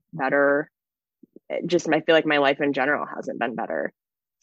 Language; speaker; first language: English; native; English